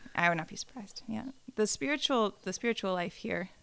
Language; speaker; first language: English; native; English